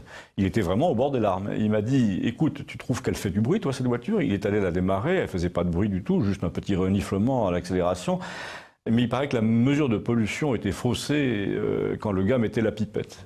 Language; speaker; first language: French; native; French